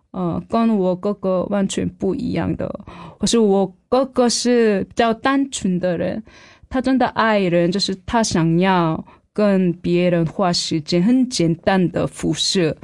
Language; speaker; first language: Chinese; non-native, fluent; Korean